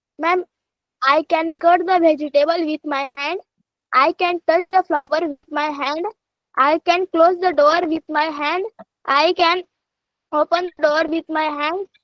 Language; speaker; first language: English; non-native, learner; Marathi